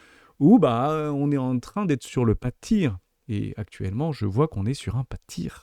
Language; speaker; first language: French; native; French